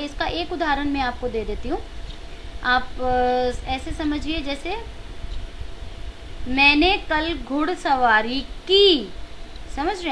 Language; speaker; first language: Hindi; native; Hindi